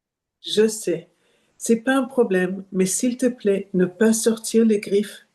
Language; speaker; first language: French; non-native, fluent; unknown